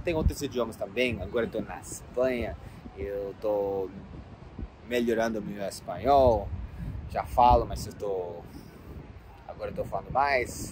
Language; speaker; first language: Portuguese; non-native, fluent; English